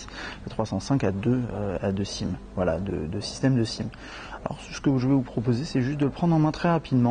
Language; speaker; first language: French; native; French